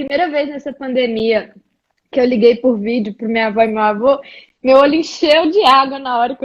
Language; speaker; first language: Portuguese; native; Portuguese